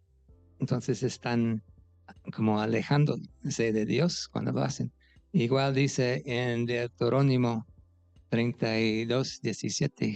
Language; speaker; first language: Spanish; non-native, fluent; English